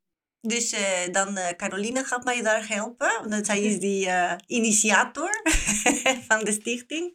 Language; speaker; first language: Dutch; non-native, learner; Spanish